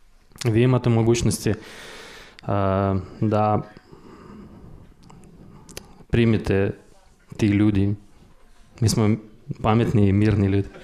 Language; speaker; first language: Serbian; non-native, fluent; Russian